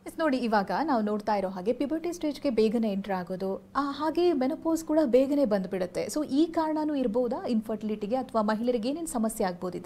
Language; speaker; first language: Kannada; native; Kannada